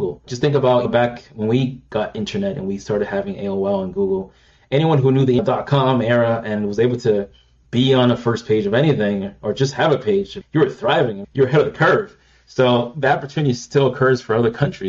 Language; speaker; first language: English; native; English